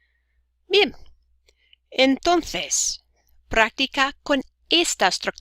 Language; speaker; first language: Spanish; non-native, fluent; English